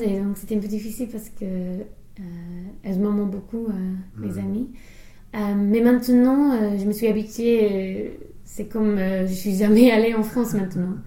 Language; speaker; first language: French; non-native, fluent; English